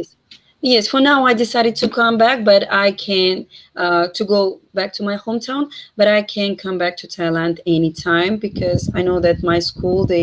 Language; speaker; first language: English; non-native, fluent; Russian